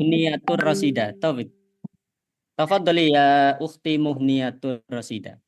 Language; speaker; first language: Arabic; non-native, fluent; Indonesian